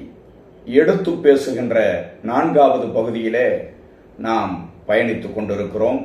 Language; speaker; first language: Tamil; native; Tamil